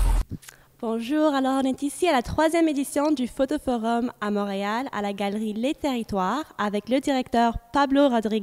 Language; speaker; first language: French; native; French